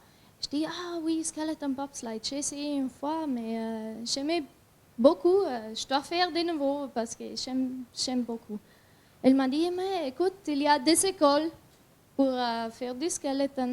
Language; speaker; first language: French; non-native, learner; German